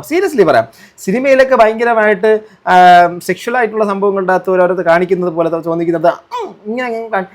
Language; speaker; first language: Malayalam; native; Malayalam